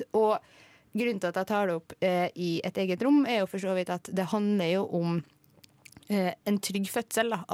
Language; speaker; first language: Norwegian; native; Norwegian